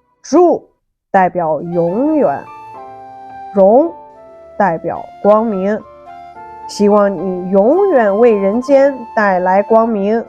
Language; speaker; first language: Chinese; native; Chinese